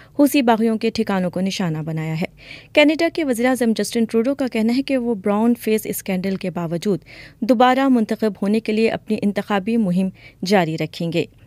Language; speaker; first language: Urdu; native; Urdu